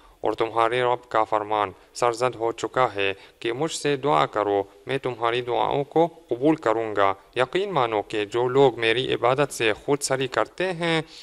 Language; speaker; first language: Urdu; non-native, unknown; Arabic